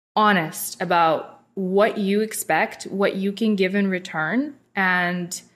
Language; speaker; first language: English; non-native, fluent; Russian